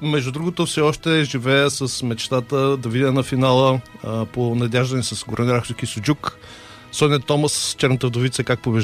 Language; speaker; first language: Bulgarian; native; Bulgarian